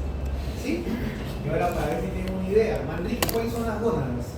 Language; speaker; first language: Spanish; native; Spanish